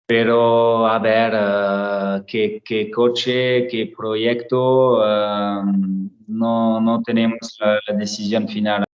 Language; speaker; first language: Spanish; non-native, learner; French